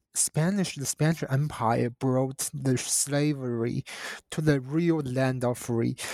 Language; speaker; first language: English; non-native, fluent; Chinese